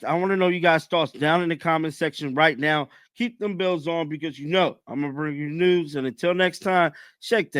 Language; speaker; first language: English; native; English